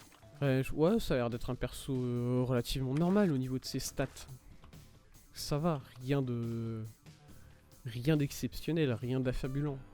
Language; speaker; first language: French; native; French